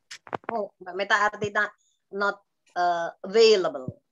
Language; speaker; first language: English; non-native, fluent; Indonesian